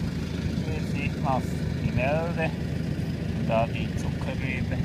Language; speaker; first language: German; native; German